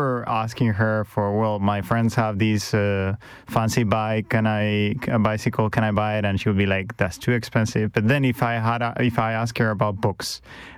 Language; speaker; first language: English; non-native, fluent; Spanish